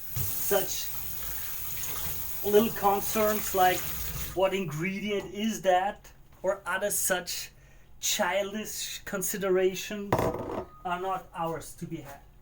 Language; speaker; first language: English; non-native, fluent; German